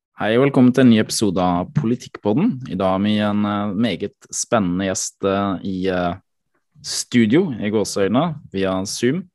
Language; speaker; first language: Norwegian; native; Norwegian